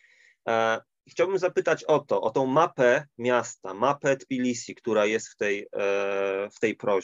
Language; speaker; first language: Polish; native; Polish